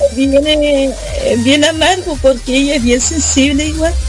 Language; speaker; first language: Spanish; native; Spanish